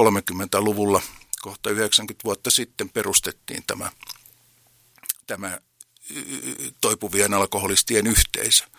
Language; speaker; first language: Finnish; native; Finnish